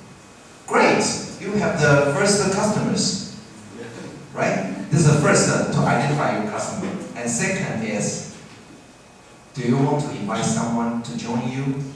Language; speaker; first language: English; non-native, fluent; Chinese